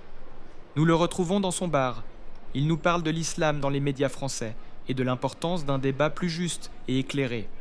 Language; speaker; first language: French; native; French